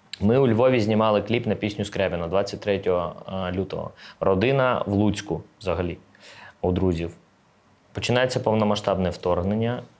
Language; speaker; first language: Ukrainian; native; Ukrainian